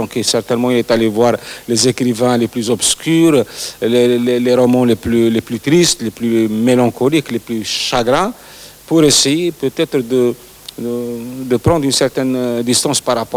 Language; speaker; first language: French; non-native, local second language; Arabic